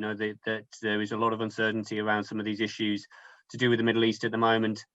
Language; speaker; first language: English; native; English